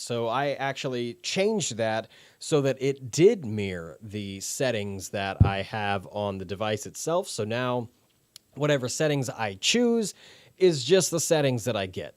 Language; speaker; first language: English; native; English